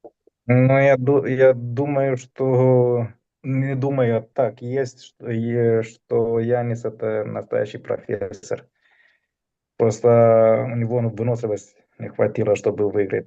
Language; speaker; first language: Russian; non-native, fluent; Romanian